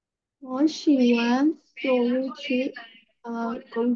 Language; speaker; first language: Chinese; non-native, learner; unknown